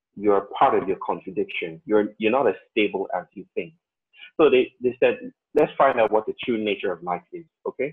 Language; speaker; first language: English; non-native, local second language; Yoruba